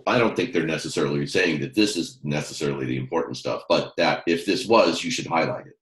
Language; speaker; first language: English; native; English